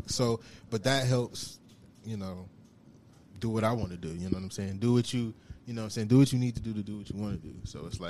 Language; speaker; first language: English; native; English